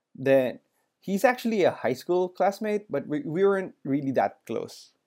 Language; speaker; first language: English; non-native, local second language; Filipino